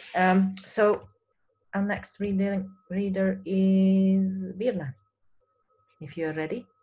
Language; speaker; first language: English; non-native, fluent; Hungarian